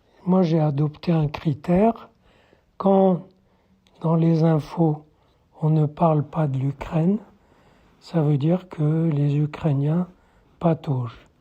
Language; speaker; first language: French; native; French